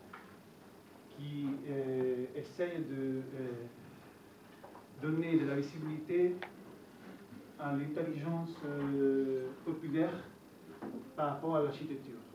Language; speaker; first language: French; non-native, fluent; Italian